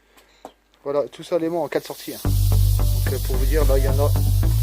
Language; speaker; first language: French; native; French